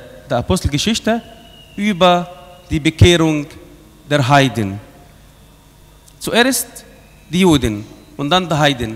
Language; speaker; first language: German; non-native, fluent; Arabic